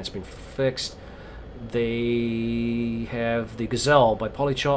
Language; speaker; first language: English; native; English